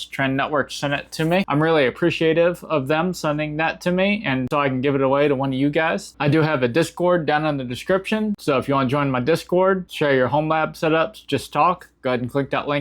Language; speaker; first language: English; native; English